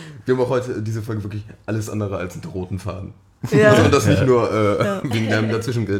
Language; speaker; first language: German; native; German